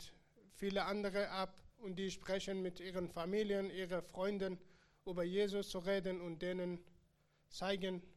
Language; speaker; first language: German; non-native, learner; Persian